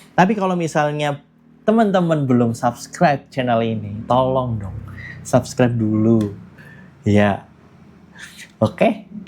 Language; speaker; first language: Indonesian; native; Indonesian